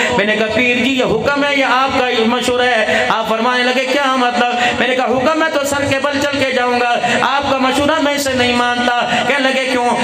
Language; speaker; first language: Urdu; non-native, local second language; Punjabi